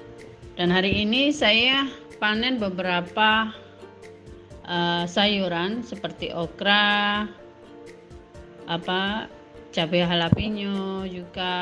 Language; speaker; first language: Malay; non-native, local second language; Javanese